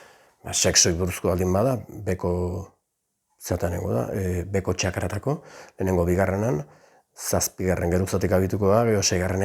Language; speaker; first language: Basque; native; Basque